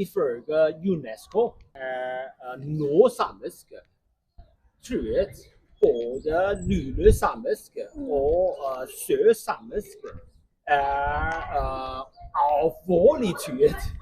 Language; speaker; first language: Norwegian; non-native, learner; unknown